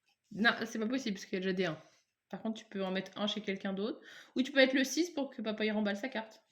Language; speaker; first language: French; native; French